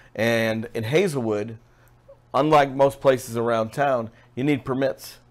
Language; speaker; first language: English; native; English